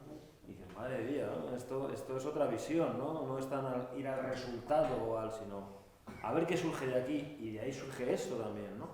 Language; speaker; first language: Spanish; native; Spanish